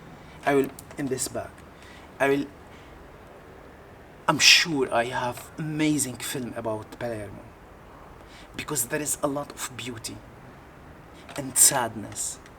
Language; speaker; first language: English; non-native, learner; Arabic